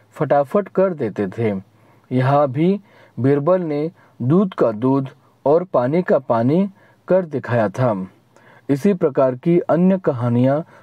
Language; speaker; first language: Hindi; non-native, local second language; Marathi